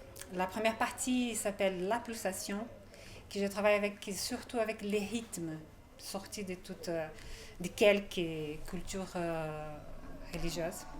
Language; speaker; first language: French; non-native, fluent; Portuguese